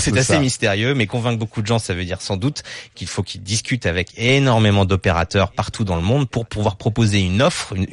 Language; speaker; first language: French; native; French